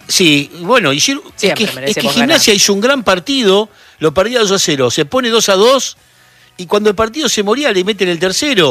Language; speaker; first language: Spanish; native; Spanish